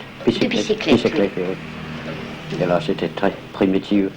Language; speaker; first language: French; non-native, fluent; Danish